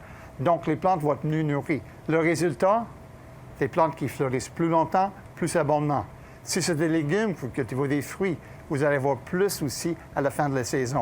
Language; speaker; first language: French; native; French